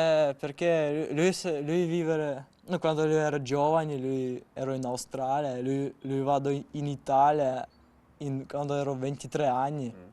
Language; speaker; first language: Italian; non-native, learner; Russian